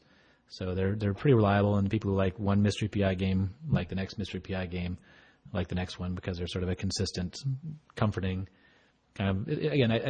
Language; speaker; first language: English; native; English